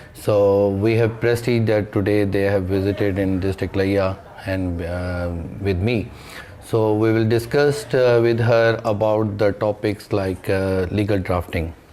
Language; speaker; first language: English; non-native, local second language; Urdu